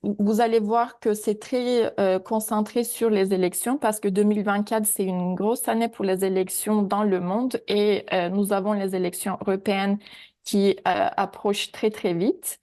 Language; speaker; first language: French; native; French